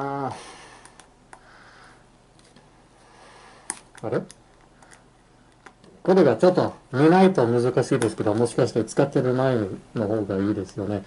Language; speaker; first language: Japanese; non-native, fluent; English